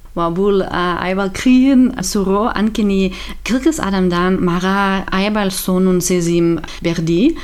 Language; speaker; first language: Kyrgyz; non-native, learner; German